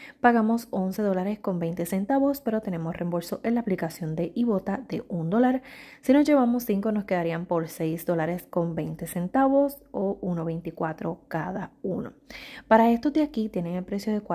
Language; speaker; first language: Spanish; native; Spanish